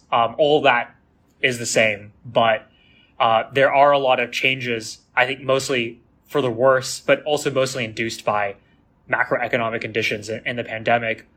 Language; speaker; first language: English; native; English